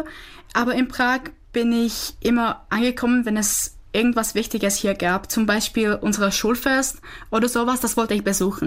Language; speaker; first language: German; non-native, fluent; Czech